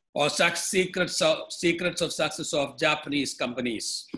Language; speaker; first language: English; non-native, local second language; Malayalam